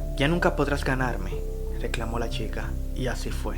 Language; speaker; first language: Spanish; native; Spanish